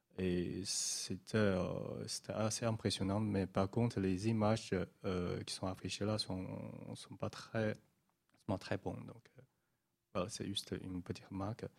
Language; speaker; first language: French; non-native, fluent; Chinese